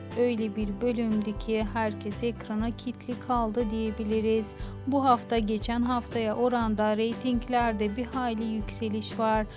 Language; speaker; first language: Turkish; native; Turkish